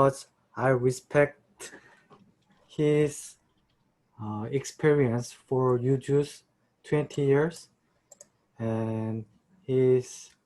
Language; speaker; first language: English; non-native, learner; Korean